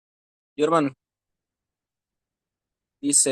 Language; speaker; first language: Spanish; native; Spanish